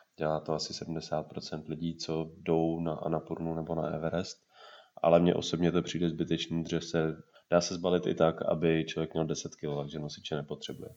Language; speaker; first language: Czech; native; Czech